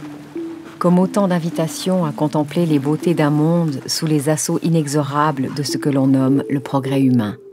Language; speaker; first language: French; native; French